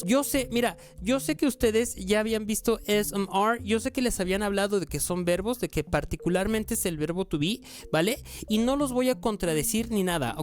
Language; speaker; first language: Spanish; native; Spanish